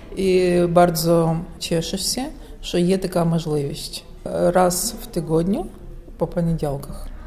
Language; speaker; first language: Polish; non-native, learner; Ukrainian